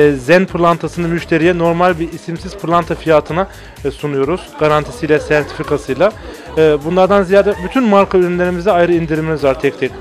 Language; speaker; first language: Turkish; early bilingual, heritage; Turkish